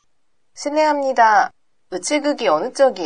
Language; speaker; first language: Korean; non-native, learner; Japanese